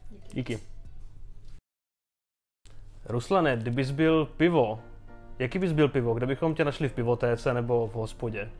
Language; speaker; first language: Czech; native; Czech